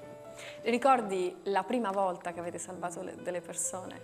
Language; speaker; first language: Italian; native; Italian